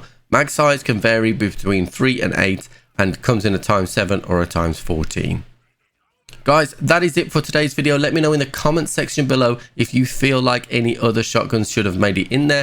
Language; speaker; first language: English; native; English